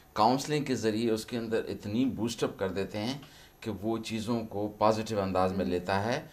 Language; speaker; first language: Urdu; non-native, local second language; Pashto